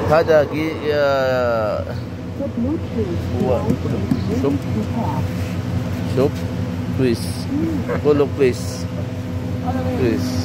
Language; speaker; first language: Arabic; non-native, learner; Filipino